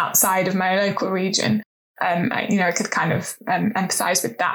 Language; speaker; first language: English; native; English